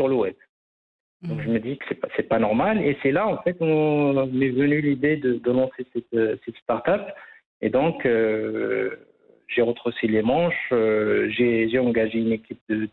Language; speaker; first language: French; non-native, local second language; Arabic